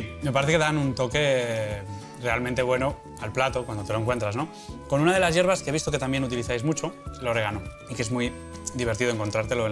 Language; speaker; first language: Spanish; native; Spanish